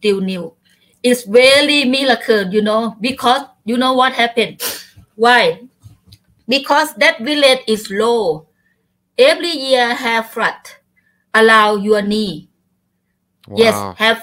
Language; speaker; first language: English; non-native, learner; Thai